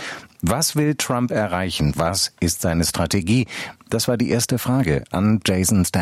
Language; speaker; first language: German; native; German